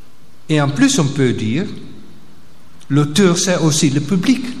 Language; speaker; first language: French; non-native, local second language; Dutch